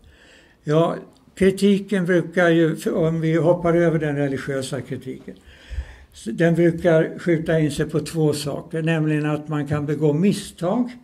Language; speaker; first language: Swedish; native; Swedish